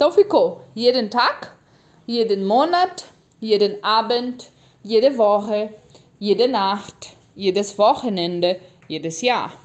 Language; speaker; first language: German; non-native, fluent; Portuguese